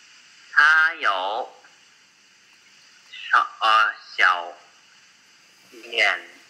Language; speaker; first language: Chinese; non-native, learner; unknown